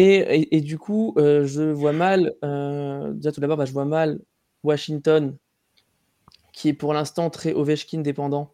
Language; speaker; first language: French; native; French